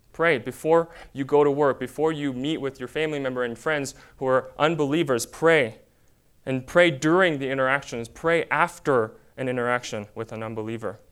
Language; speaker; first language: English; early bilingual, other home language; Korean